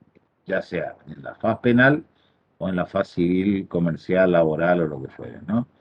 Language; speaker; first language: Spanish; native; Spanish